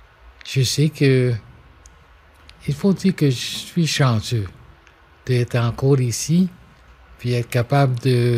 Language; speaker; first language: French; non-native, local second language; English